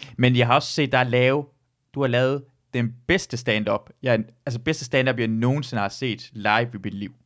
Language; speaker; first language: Danish; early bilingual, other home language; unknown